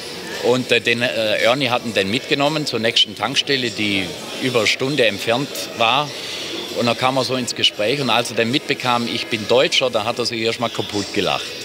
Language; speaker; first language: German; native; German